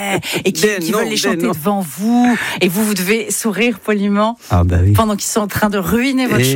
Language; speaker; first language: French; native; French